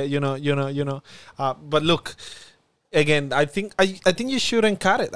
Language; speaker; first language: English; non-native, fluent; Spanish